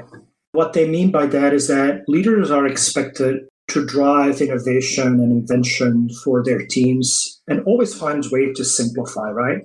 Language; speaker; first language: English; non-native, fluent; Dutch